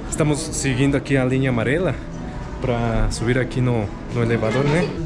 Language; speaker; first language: Portuguese; non-native, fluent; Spanish